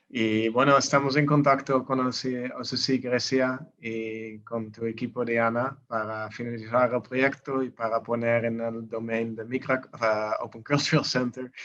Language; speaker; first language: Spanish; non-native, learner; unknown